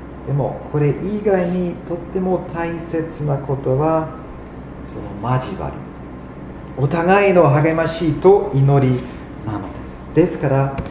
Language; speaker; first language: Japanese; non-native, fluent; German